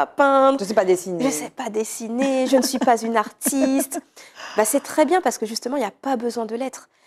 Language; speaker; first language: French; native; French